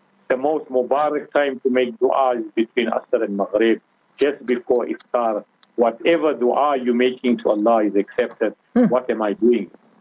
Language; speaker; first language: English; native; English